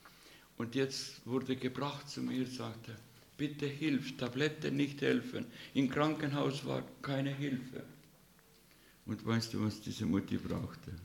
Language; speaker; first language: German; non-native, learner; Russian